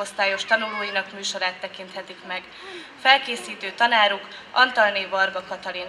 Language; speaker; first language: Hungarian; native; Hungarian